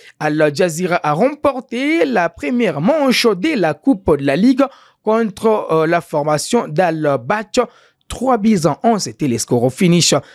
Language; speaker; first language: French; non-native, local second language; Swahili